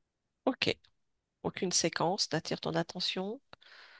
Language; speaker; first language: French; native; French